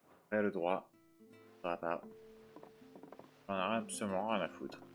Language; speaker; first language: French; native; French